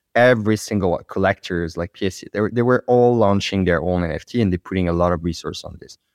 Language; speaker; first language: English; non-native, fluent; French